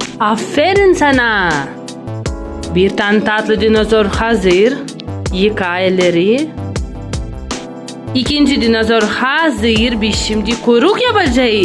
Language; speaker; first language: Turkish; non-native, learner; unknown